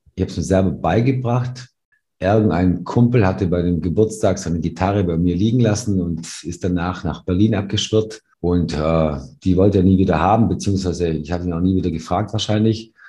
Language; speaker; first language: German; early bilingual, other home language; Serbian